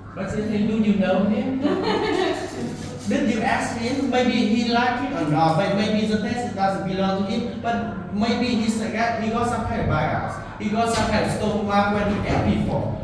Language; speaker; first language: English; non-native, learner; Vietnamese